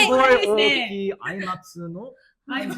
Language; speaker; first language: Japanese; non-native, learner; English